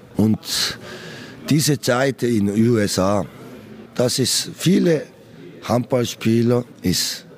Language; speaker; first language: German; non-native, learner; Korean